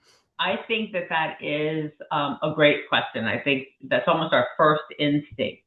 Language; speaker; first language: English; native; English